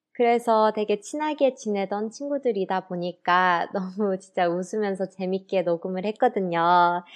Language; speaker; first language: Korean; early bilingual, heritage; Korean